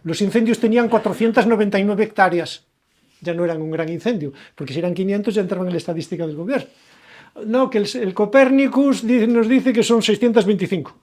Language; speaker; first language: Spanish; native; Spanish